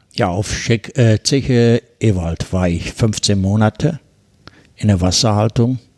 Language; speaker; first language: German; early bilingual, other home language; Turkish